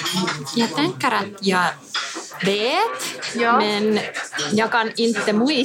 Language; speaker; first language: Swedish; non-native, learner; Finnish